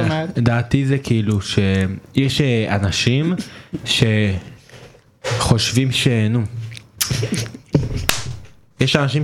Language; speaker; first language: Hebrew; native; Hebrew